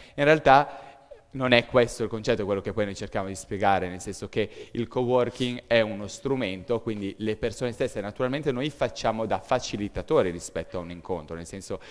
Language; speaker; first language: Italian; native; Italian